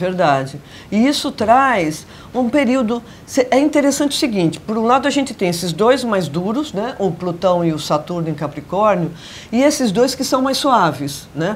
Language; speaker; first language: Portuguese; native; Portuguese